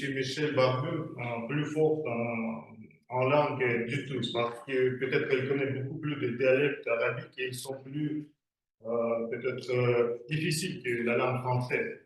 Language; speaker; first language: French; non-native, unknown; Russian